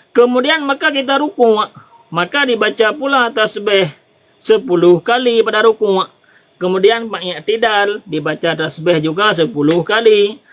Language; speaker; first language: Malay; non-native, local second language; Achinese